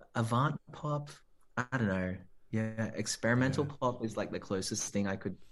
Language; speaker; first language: English; native; English